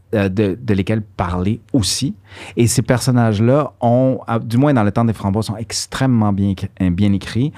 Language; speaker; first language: French; early bilingual, other home language; Spanish